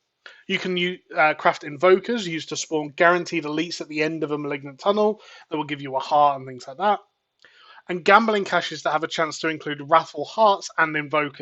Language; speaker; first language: English; native; English